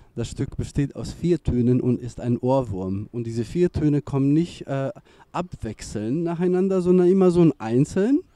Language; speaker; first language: German; non-native, fluent; Serbian